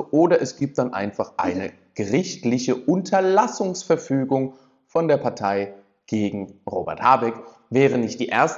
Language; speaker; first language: German; native; German